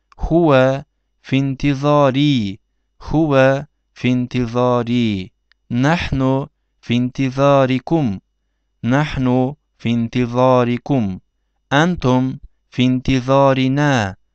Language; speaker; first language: Arabic; non-native, fluent; Turkish